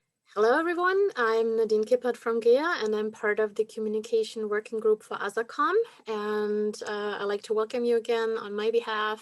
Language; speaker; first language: English; non-native, fluent; German